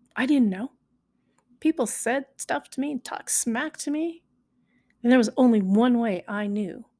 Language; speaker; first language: English; native; English